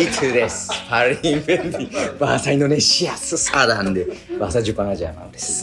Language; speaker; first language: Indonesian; non-native, learner; Japanese